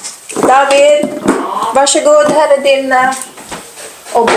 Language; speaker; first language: Swedish; non-native, learner; Filipino